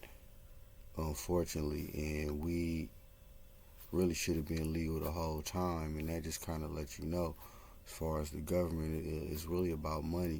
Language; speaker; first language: English; native; English